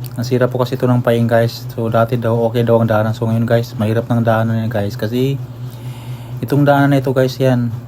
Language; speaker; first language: Filipino; non-native, local second language; Cebuano